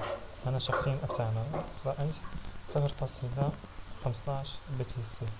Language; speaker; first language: Arabic; native; Arabic